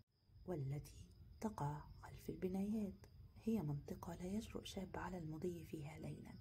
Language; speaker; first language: Arabic; native; Arabic